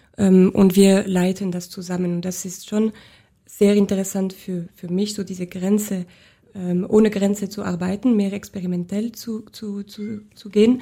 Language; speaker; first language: German; non-native, local second language; French